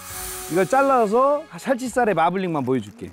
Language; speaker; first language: Korean; native; Korean